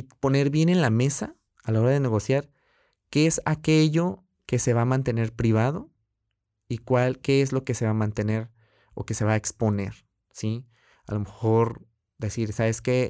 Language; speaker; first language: Spanish; native; Spanish